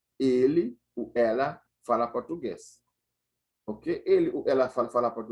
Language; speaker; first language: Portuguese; non-native, fluent; Haitian Creole